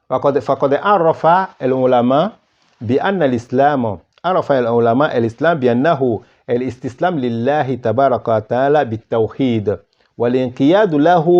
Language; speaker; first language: Arabic; non-native, fluent; Yoruba